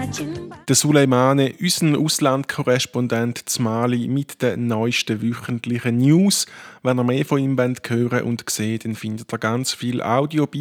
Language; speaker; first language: German; native; German